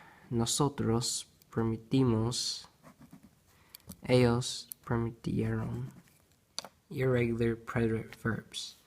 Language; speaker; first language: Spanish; non-native, learner; English